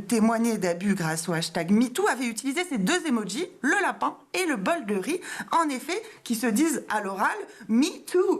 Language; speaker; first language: French; native; French